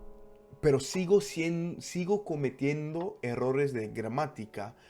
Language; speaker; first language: Spanish; non-native, fluent; English